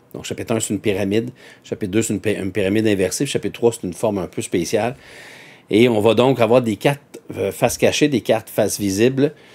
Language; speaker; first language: French; native; French